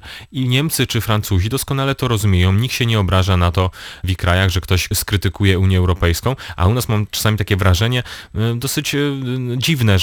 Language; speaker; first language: Polish; native; Polish